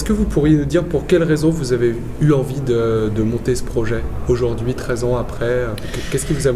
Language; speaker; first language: French; native; French